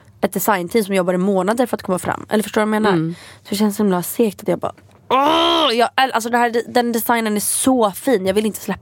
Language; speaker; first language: Swedish; native; Swedish